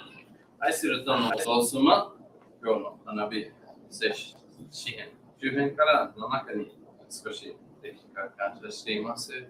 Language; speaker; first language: Japanese; non-native, learner; English